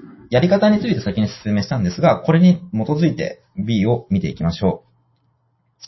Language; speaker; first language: Japanese; native; Japanese